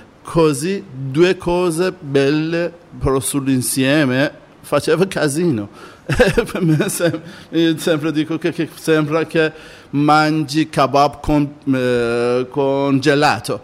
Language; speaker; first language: Italian; non-native, learner; Persian